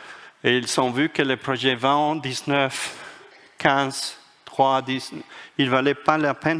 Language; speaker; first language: French; non-native, fluent; Spanish